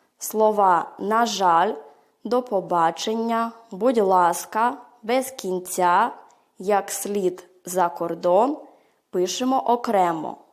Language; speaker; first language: Ukrainian; early bilingual, heritage; Ukrainian